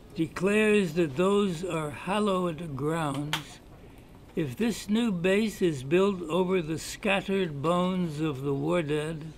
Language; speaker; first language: English; native; English